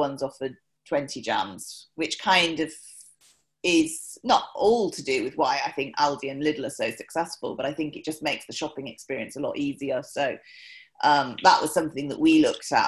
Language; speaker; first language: English; native; English